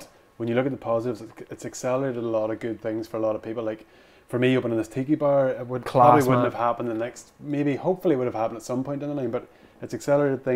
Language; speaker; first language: English; native; English